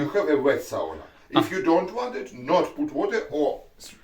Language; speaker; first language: English; non-native, learner; Russian